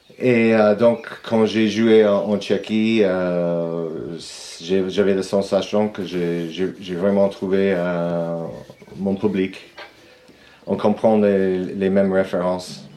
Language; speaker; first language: French; non-native, fluent; English